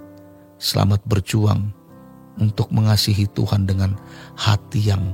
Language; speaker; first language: Indonesian; native; Indonesian